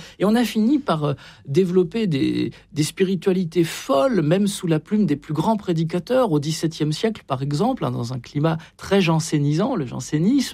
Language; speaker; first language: French; native; French